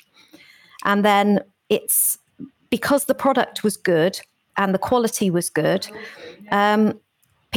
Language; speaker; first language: English; native; English